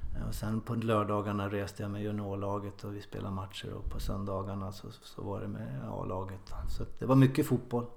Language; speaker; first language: Swedish; native; Swedish